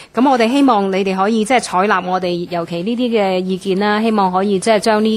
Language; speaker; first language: Cantonese; native; Cantonese